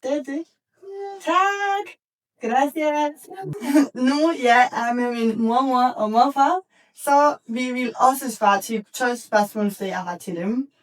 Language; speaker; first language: Danish; non-native, learner; Spanish